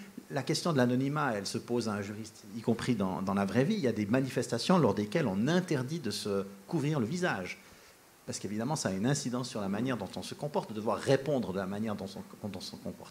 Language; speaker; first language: French; native; French